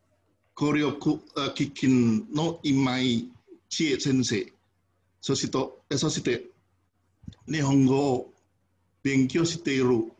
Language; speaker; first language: Japanese; non-native, fluent; Indonesian